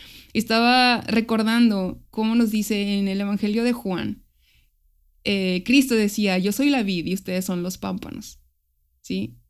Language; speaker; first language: Spanish; native; Spanish